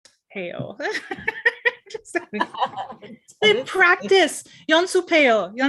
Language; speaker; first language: Korean; non-native, learner; English